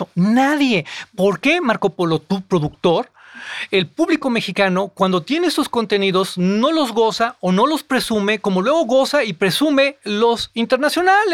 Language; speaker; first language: Spanish; native; Spanish